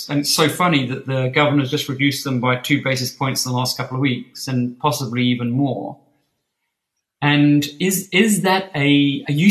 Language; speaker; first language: English; native; English